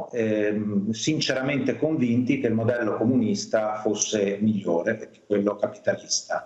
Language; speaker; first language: Italian; native; Italian